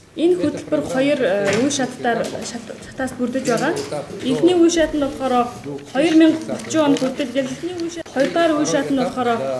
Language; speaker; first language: Mongolian; non-native, fluent; Kazakh